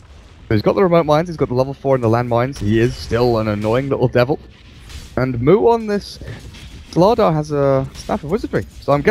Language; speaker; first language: English; native; English